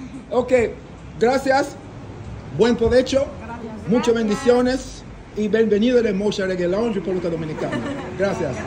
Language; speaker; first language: Spanish; non-native, learner; English